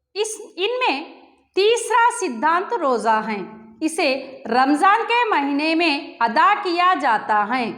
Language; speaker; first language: Hindi; non-native, local second language; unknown